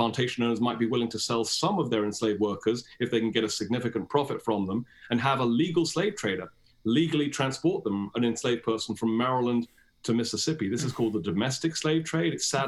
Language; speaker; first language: English; native; English